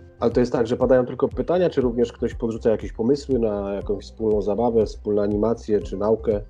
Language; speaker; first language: Polish; native; Polish